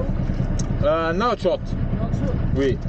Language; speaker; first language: French; non-native, learner; Italian